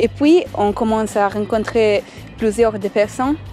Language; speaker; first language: French; non-native, local second language; German